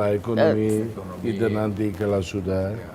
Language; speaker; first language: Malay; non-native, fluent; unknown